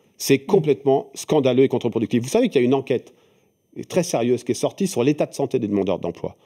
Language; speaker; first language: French; native; French